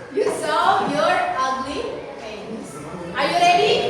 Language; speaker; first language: English; non-native, learner; Indonesian